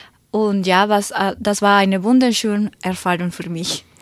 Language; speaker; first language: German; non-native, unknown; Spanish